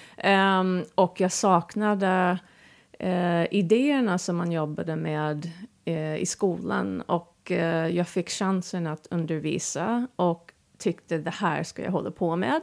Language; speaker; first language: Swedish; non-native, fluent; English